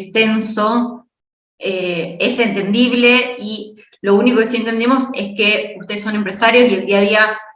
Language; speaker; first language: Spanish; native; Spanish